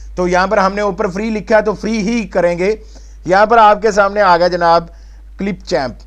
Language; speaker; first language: Urdu; non-native, local second language; Punjabi